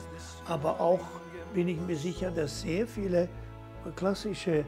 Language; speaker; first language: German; non-native, fluent; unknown